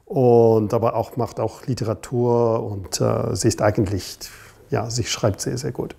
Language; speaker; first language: German; non-native, fluent; English